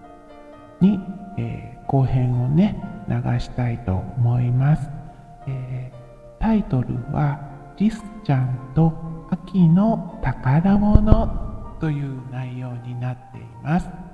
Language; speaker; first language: Japanese; native; Japanese